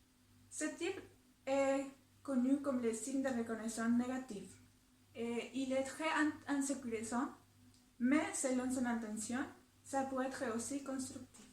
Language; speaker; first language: French; non-native, fluent; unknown